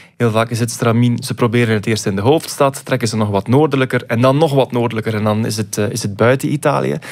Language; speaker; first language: Dutch; native; Dutch